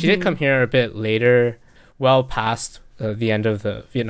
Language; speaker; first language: English; native; English